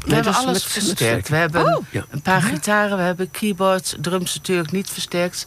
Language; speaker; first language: Dutch; native; Dutch